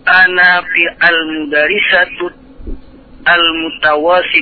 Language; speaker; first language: Arabic; non-native, learner; Indonesian